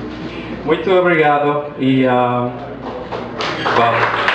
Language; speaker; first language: Portuguese; non-native, learner; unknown